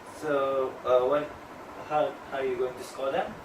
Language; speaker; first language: English; non-native, fluent; Malay